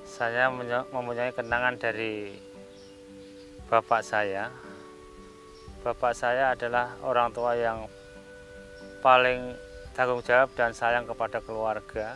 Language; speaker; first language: Indonesian; non-native, local second language; Javanese